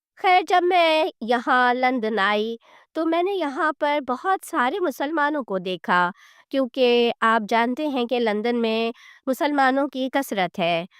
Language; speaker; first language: Urdu; native; Urdu